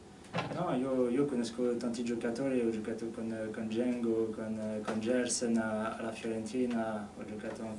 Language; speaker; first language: Italian; non-native, fluent; French